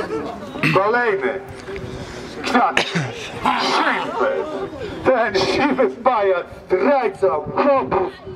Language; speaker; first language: Polish; native; Polish